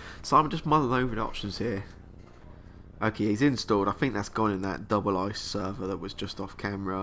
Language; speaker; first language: English; native; English